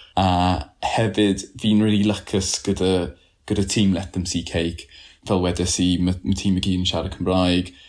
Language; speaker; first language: Welsh; non-native, learner; English